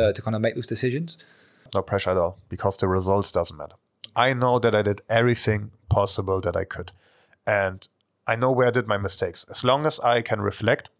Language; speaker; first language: English; non-native, fluent; German